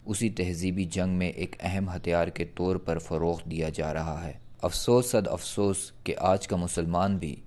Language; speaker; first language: Urdu; native; Urdu